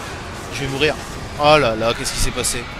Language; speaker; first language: French; native; French